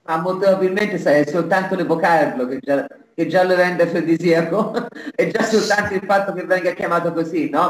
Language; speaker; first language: Italian; native; Italian